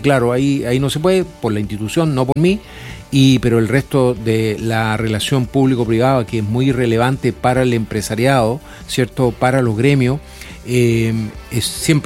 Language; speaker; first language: Spanish; native; Spanish